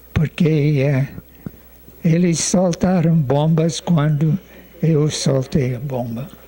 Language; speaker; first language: Portuguese; non-native, fluent; English